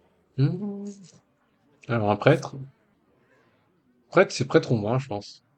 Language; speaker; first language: French; native; French